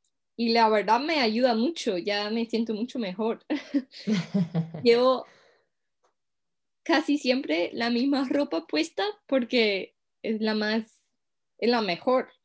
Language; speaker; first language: Spanish; non-native, fluent; English